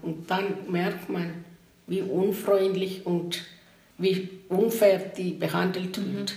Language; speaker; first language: German; non-native, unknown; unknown